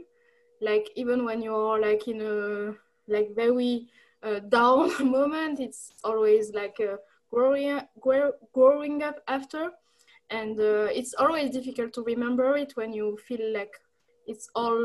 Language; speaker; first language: English; non-native, learner; French